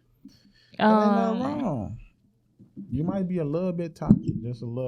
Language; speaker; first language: English; native; English